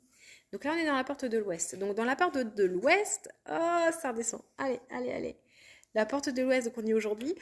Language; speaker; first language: French; native; French